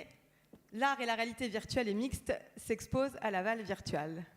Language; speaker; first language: French; native; French